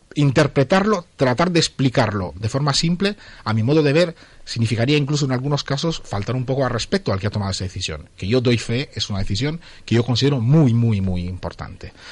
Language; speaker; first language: Spanish; non-native, fluent; Italian